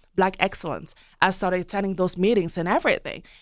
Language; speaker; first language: English; non-native, local second language; French